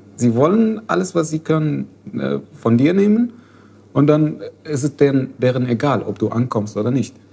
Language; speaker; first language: German; non-native, fluent; Arabic